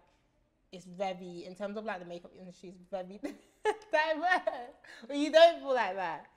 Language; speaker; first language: English; early bilingual, other home language; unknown